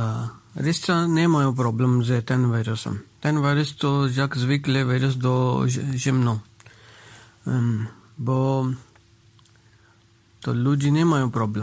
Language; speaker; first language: Polish; non-native, learner; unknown